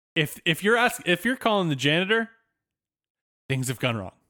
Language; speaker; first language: English; native; English